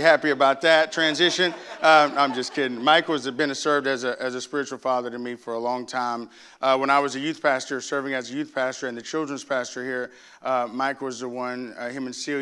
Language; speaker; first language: English; native; English